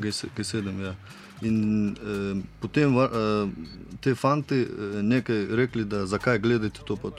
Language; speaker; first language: Slovenian; non-native, learner; Russian